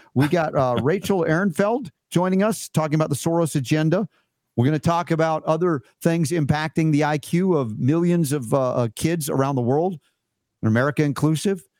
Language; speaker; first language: English; native; English